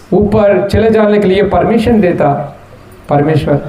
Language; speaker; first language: Hindi; non-native, local second language; Telugu